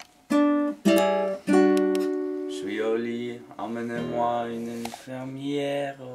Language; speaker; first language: French; non-native, learner; English